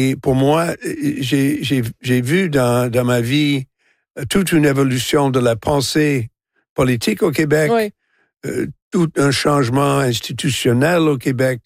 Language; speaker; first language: French; non-native, local second language; English